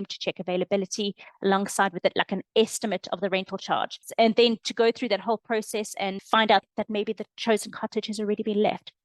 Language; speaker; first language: English; native; English